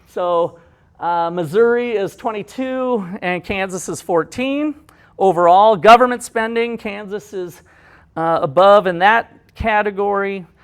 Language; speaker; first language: English; native; English